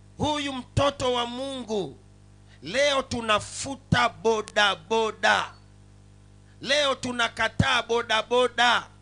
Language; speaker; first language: Swahili; non-native, local second language; Sukuma